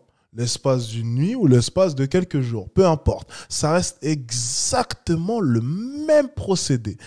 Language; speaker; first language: French; native; French